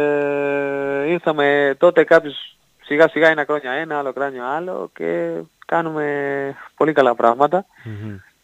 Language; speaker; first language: Greek; non-native, learner; Spanish